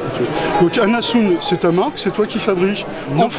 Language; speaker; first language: French; native; French